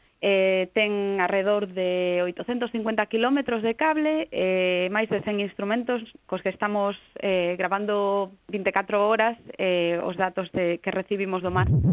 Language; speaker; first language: Galician; non-native, local second language; Spanish